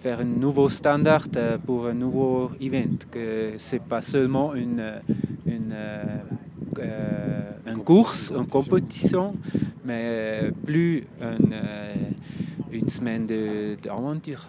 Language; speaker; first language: French; non-native, local second language; German